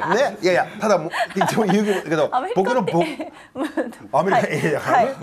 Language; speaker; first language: Japanese; native; Japanese